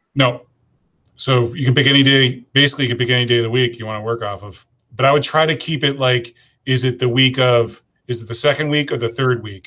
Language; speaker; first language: English; native; English